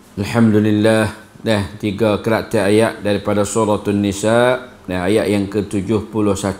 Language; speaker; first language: Malay; native; Malay